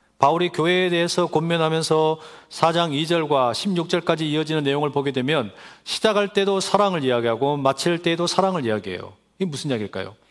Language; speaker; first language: Korean; native; Korean